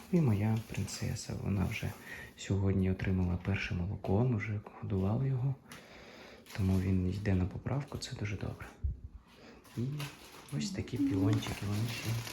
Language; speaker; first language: Ukrainian; non-native, local second language; Russian